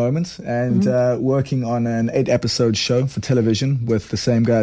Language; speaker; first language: English; native; English